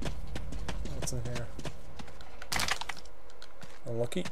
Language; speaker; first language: English; native; English